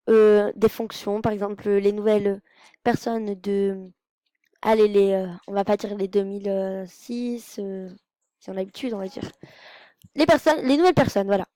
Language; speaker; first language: French; native; French